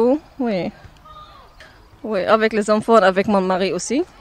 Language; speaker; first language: French; non-native, learner; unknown